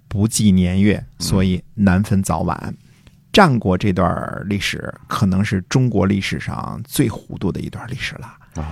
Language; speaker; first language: Chinese; native; Chinese